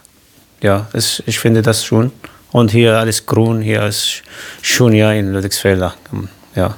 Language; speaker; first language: German; non-native, fluent; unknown